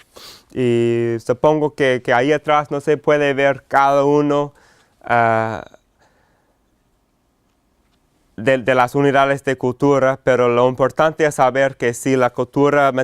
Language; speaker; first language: Spanish; non-native, fluent; English